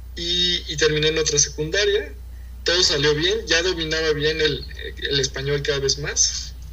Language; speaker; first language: Spanish; early bilingual, heritage; Spanish